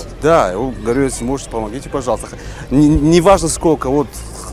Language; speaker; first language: Russian; non-native, local second language; Tajik